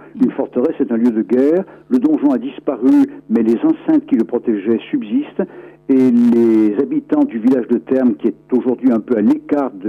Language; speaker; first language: French; native; French